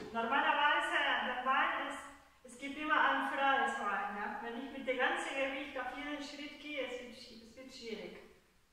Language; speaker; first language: German; non-native, fluent; Spanish